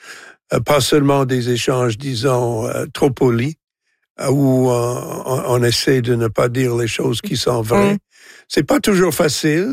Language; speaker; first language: French; non-native, local second language; English